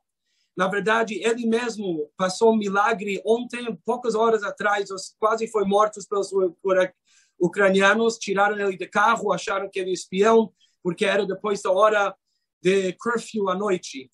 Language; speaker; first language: Portuguese; non-native, fluent; Hebrew